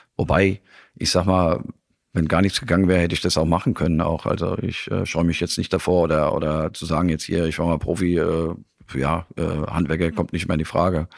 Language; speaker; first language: German; native; German